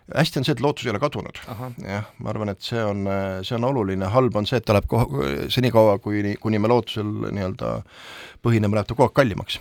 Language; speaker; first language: Estonian; native; Estonian